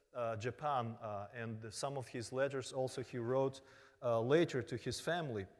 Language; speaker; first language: English; early bilingual, other home language; Korean